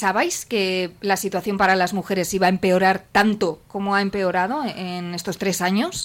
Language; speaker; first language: Spanish; native; Spanish